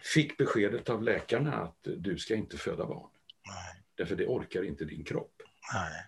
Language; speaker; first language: Swedish; native; Swedish